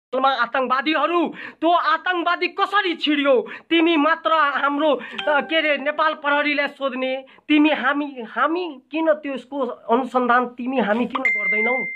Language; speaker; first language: Nepali; non-native, local second language; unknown